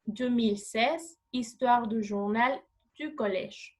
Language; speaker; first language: French; non-native, fluent; Spanish